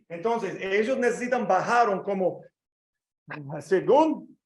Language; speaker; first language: Spanish; non-native, learner; English